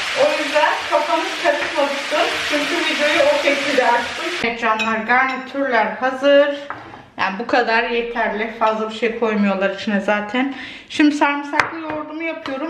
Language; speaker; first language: Turkish; early bilingual, heritage; Turkish